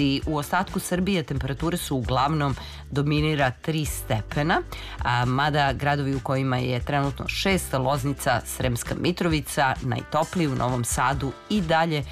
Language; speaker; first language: Serbian; native; Serbian